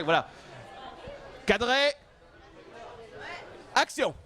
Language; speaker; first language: French; native; French